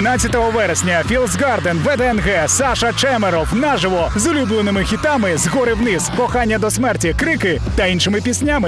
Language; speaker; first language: Ukrainian; native; Ukrainian